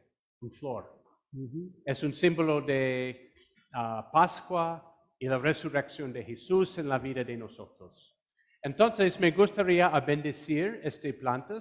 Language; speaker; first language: Spanish; non-native, fluent; English